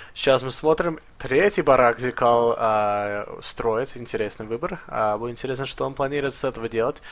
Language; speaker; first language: Russian; early bilingual, heritage; Russian